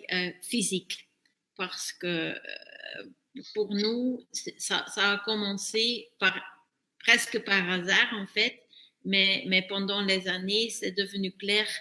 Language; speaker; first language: French; non-native, fluent; Dutch